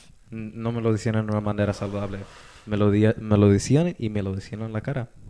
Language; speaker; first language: Spanish; early bilingual, heritage; Spanish